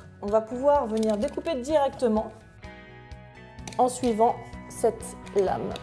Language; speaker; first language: French; native; French